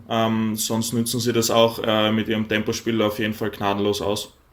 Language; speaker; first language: German; native; German